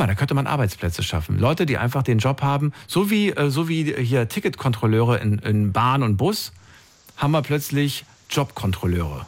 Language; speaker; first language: German; native; German